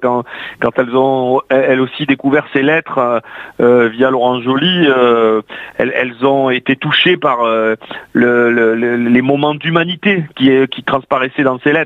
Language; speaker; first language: French; native; French